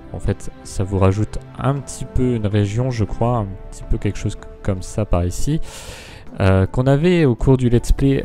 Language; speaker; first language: French; native; French